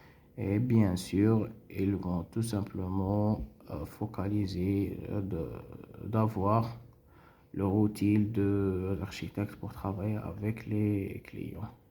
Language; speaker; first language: French; non-native, local second language; Arabic